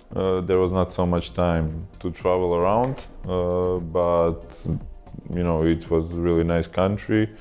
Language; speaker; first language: English; non-native, fluent; Croatian